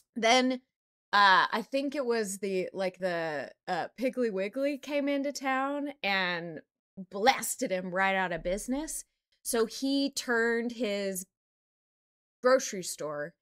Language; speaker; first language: English; native; English